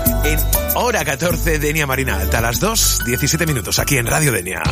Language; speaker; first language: Spanish; native; Spanish